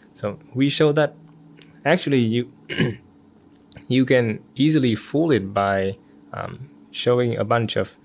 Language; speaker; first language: English; non-native, fluent; Vietnamese